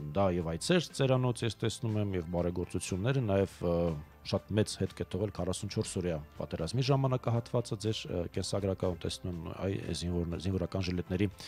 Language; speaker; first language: Armenian; native; Armenian